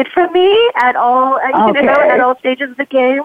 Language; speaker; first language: English; native; English